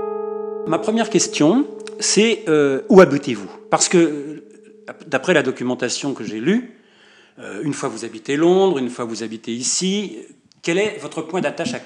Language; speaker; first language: French; native; French